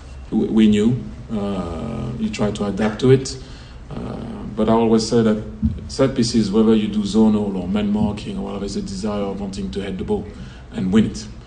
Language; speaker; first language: English; non-native, fluent; French